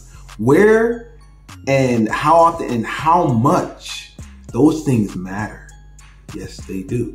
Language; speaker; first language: English; native; English